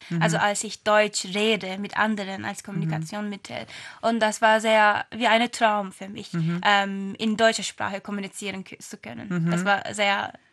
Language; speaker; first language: German; non-native, fluent; Turkish